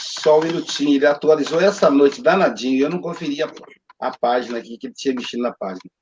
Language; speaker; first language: Portuguese; native; Portuguese